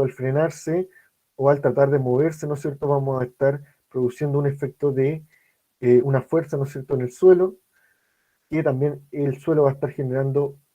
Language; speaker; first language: Spanish; native; Spanish